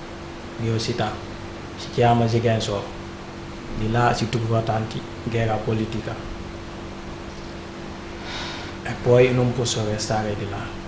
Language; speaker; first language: Italian; non-native, learner; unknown